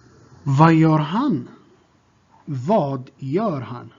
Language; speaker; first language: Swedish; non-native, fluent; Tigrinya